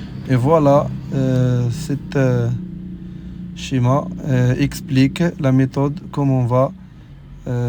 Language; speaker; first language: French; non-native, local second language; Arabic